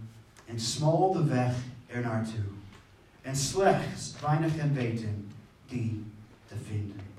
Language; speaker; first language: Dutch; non-native, fluent; English